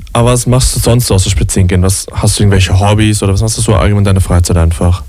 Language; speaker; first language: German; native; German